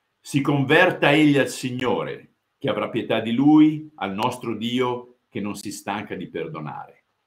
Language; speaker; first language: Italian; early bilingual, heritage; Italian